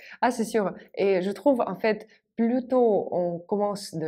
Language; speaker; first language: French; non-native, fluent; Russian